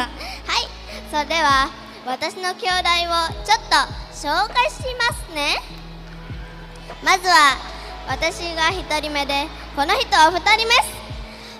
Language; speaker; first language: Japanese; non-native, learner; Indonesian